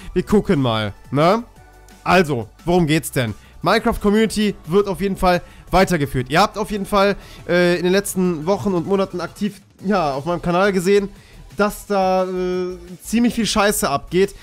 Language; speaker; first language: German; native; German